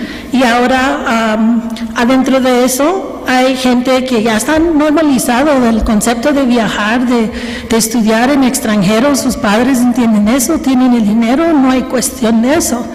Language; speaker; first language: Spanish; early bilingual, heritage; Spanish